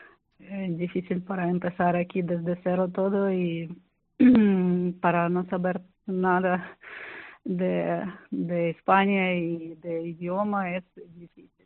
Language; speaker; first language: Spanish; non-native, learner; Ukrainian